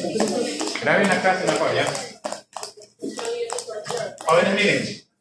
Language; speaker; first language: Spanish; native; Spanish